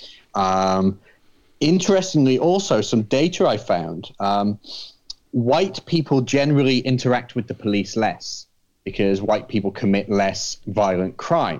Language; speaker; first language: English; native; English